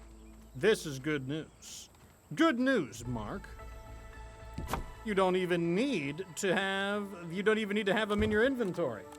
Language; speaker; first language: English; native; English